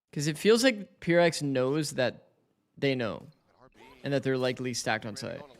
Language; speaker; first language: English; native; English